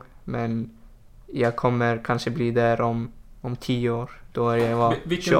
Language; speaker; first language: Swedish; non-native, fluent; Icelandic